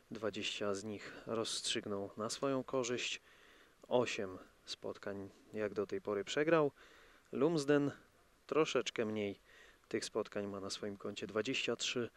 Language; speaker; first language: Polish; native; Polish